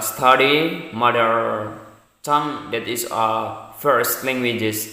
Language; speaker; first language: English; non-native, learner; Indonesian